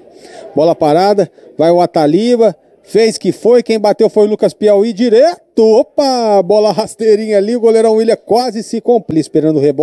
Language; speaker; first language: Portuguese; native; Portuguese